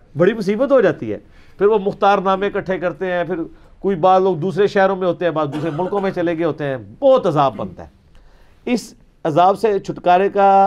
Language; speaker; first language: Urdu; non-native, local second language; Punjabi